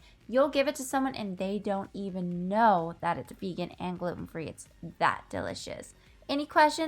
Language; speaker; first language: English; native; English